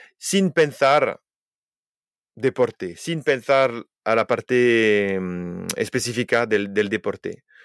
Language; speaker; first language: Spanish; non-native, fluent; French